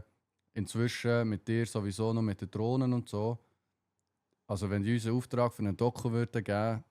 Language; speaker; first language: German; native; German